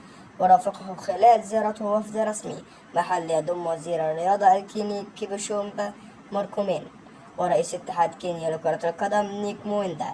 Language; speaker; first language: Arabic; native; Arabic